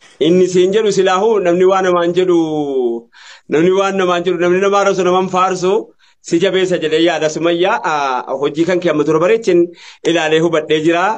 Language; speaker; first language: Oromo; native; Oromo